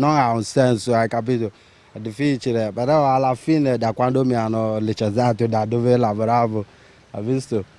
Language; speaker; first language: Italian; non-native, learner; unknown